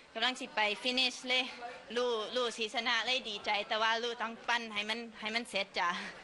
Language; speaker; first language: Thai; early bilingual, heritage; Thai